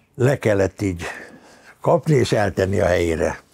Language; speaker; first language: Hungarian; native; Hungarian